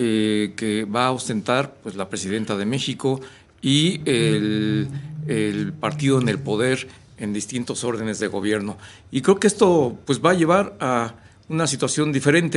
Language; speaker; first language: Spanish; native; Spanish